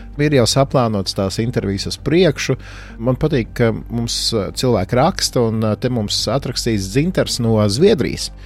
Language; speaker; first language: Latvian; native; Latvian